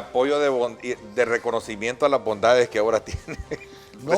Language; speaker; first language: Spanish; native; Spanish